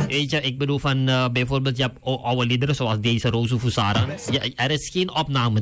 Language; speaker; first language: Dutch; native; Dutch